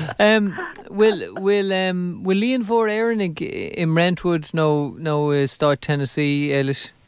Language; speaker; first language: Irish; native; Irish